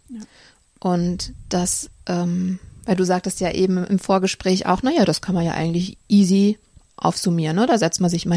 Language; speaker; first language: German; native; German